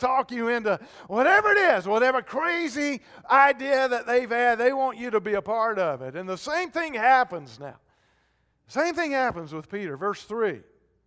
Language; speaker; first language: English; native; English